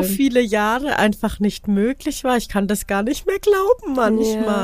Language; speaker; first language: German; native; German